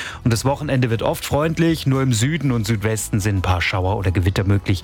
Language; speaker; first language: German; native; German